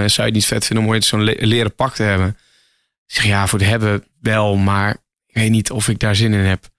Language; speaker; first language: Dutch; native; Dutch